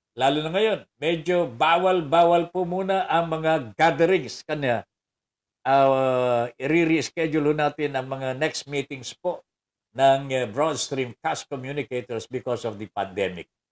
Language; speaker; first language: Filipino; native; Filipino